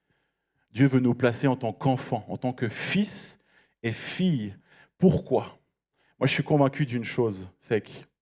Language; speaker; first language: French; native; French